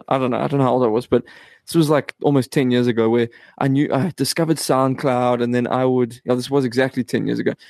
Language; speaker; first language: English; native; English